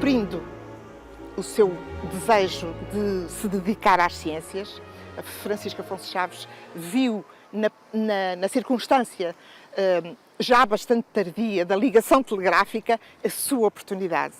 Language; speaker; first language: Portuguese; native; Portuguese